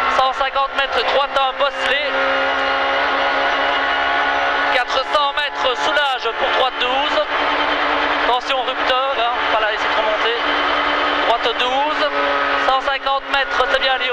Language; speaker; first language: French; native; French